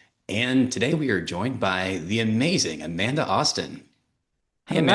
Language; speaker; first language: English; native; English